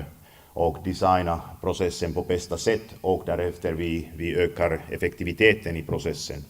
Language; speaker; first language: Swedish; non-native, fluent; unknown